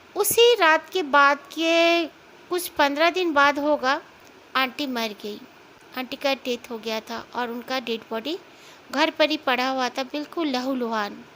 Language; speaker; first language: Hindi; non-native, local second language; Bangla